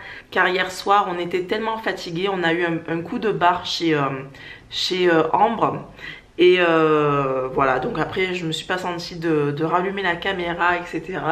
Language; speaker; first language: French; native; French